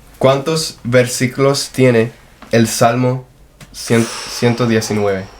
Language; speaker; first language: Spanish; non-native, fluent; English